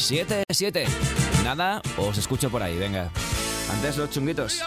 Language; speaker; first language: Spanish; native; Spanish